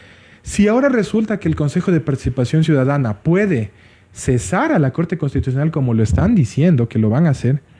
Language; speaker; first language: Spanish; native; Spanish